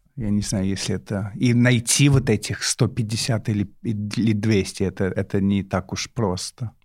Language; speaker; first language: Russian; non-native, fluent; English